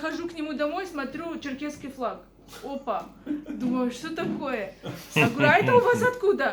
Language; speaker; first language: Russian; native; Russian